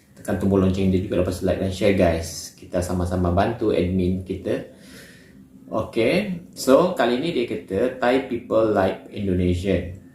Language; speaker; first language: Malay; native; Malay